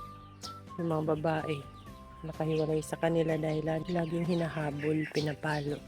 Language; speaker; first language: Filipino; native; Filipino